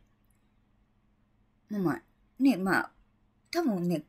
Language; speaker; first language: Cantonese; non-native, learner; Japanese